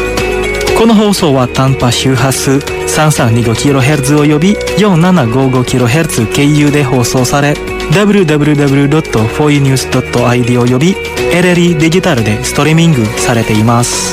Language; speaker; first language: Japanese; non-native, fluent; Indonesian